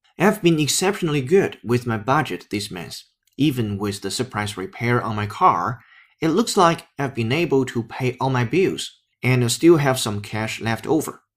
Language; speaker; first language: English; non-native, fluent; Chinese